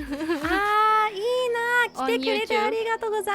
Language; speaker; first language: Japanese; non-native, learner; English